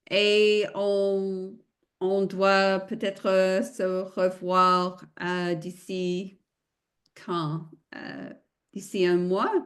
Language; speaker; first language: French; non-native, fluent; English